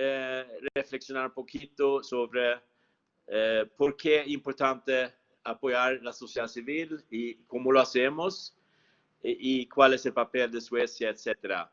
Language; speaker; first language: Spanish; non-native, fluent; Swedish